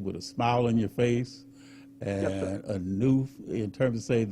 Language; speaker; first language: English; native; English